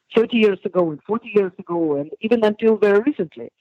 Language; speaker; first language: English; non-native, fluent; Hebrew